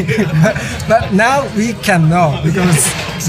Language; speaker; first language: English; non-native, learner; Japanese